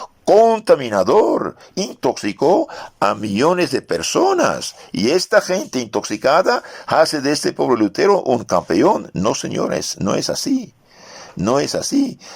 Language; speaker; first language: Spanish; non-native, fluent; French